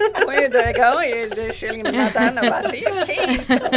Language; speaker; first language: Portuguese; non-native, learner; English